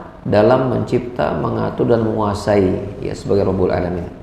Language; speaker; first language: Indonesian; native; Indonesian